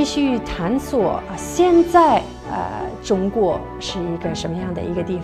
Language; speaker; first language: Chinese; non-native, fluent; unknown